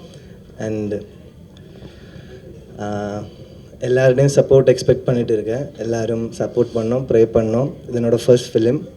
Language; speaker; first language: Tamil; non-native, learner; Malayalam